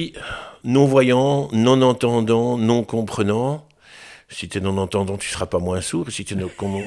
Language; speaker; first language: French; native; French